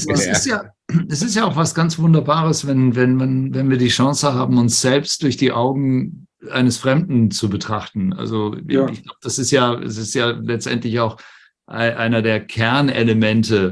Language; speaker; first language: German; native; German